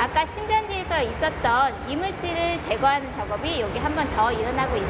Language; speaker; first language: Korean; native; Korean